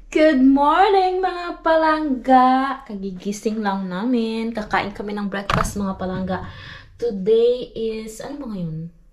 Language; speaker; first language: Filipino; non-native, local second language; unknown